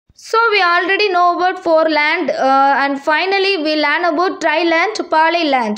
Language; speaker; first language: English; non-native, local second language; Tamil